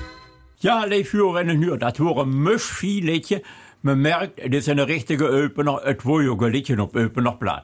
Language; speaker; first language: German; native; German